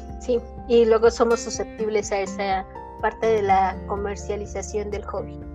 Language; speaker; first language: Spanish; native; Spanish